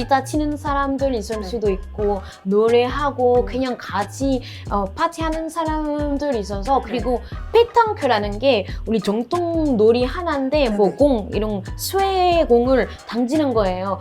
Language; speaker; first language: Korean; non-native, fluent; French